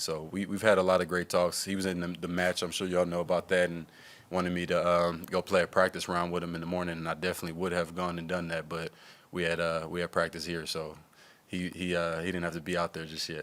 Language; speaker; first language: English; native; English